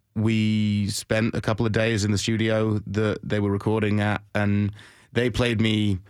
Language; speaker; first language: English; native; English